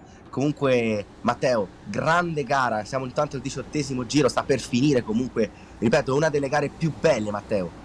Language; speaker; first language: Italian; native; Italian